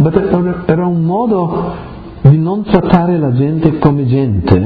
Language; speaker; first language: Italian; early bilingual, heritage; Friulian